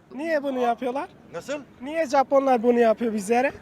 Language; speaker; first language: Turkish; native; Turkish